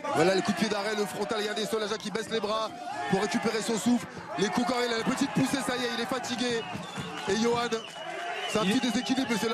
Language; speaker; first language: French; native; French